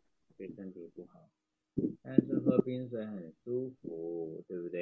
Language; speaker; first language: Chinese; native; Chinese